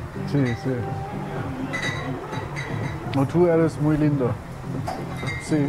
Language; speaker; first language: Spanish; non-native, learner; English